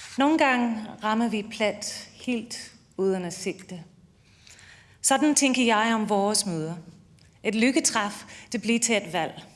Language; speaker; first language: Danish; non-native, fluent; English